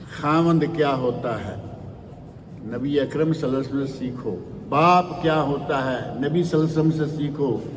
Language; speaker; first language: Urdu; native; Urdu